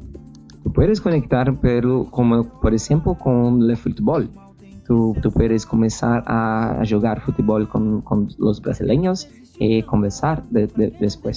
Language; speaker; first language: Spanish; non-native, fluent; Portuguese